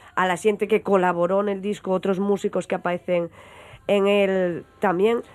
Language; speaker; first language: Spanish; native; Spanish